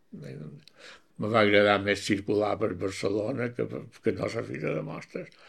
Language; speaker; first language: Catalan; native; Catalan